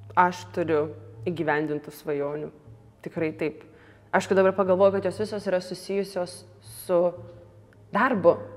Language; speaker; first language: Lithuanian; early bilingual, other home language; Russian